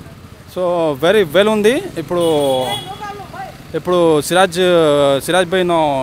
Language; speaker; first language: Telugu; non-native, local second language; Urdu